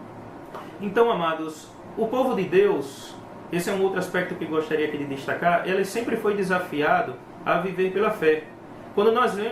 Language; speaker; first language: Portuguese; native; Portuguese